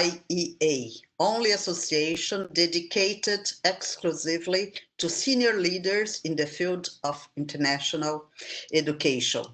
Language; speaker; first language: English; non-native, fluent; Portuguese